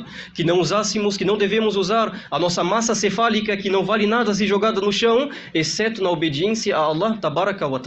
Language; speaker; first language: Portuguese; native; Portuguese